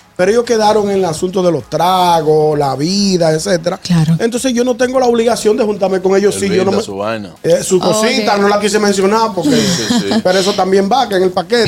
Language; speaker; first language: Spanish; native; Spanish